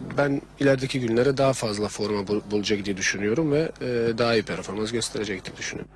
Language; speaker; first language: Turkish; non-native, fluent; Bosnian